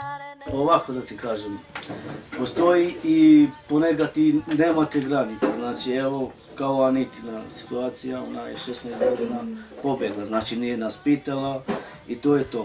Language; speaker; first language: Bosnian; non-native, local second language; Romany